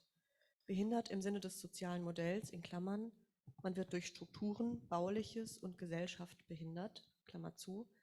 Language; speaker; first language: German; native; German